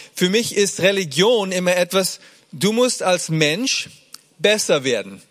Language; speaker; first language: German; early bilingual, other home language; English